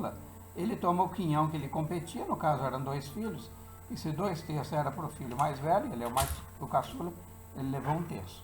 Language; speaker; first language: Portuguese; native; Portuguese